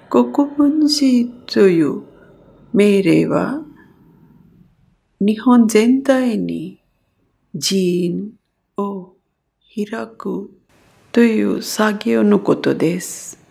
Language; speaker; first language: Japanese; non-native, fluent; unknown